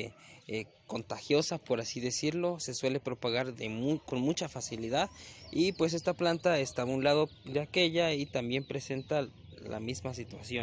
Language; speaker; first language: Spanish; native; Spanish